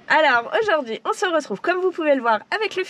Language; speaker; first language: French; native; French